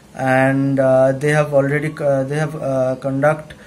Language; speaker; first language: English; non-native, local second language; Bangla